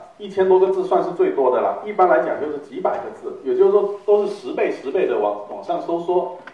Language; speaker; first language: Chinese; native; Chinese